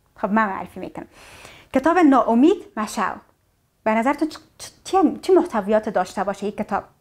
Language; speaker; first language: Persian; native; Persian